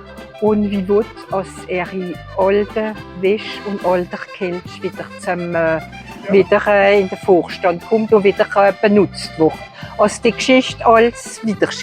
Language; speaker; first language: German; non-native, local second language; Swiss German